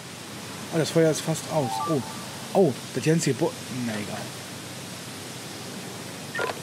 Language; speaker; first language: German; native; German